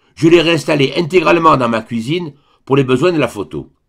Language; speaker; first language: French; native; French